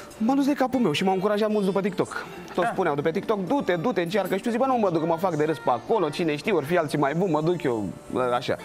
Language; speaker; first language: Romanian; native; Romanian